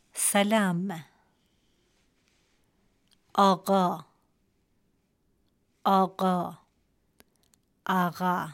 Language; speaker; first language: Persian; non-native, local second language; Central Kurdish